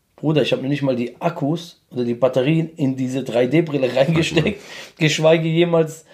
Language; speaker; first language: German; native; German